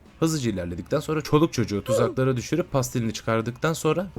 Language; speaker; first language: Turkish; native; Turkish